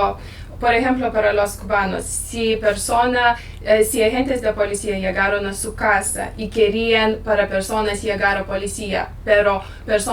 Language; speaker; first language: Spanish; non-native, learner; Lithuanian